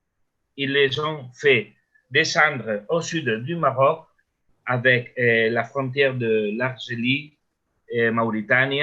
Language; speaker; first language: French; non-native, learner; Spanish